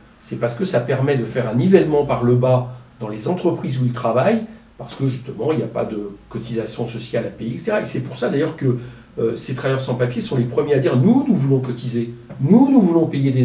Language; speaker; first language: French; native; French